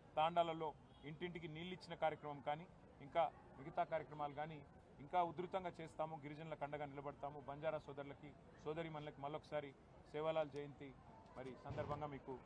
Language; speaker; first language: Telugu; non-native, local second language; Lambadi